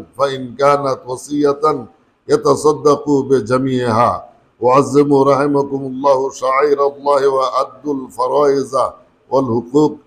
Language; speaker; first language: Arabic; non-native, fluent; Bangla